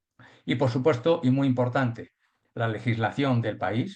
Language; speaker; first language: Spanish; native; Spanish